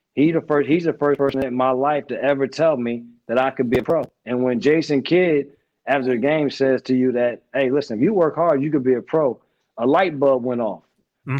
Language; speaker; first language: English; native; English